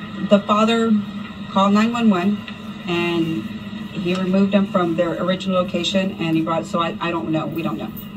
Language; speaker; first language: English; early bilingual, other home language; Spanish